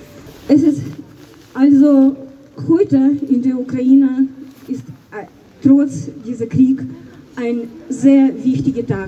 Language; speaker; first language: German; non-native, fluent; Ukrainian